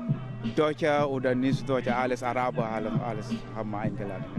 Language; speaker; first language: German; non-native, learner; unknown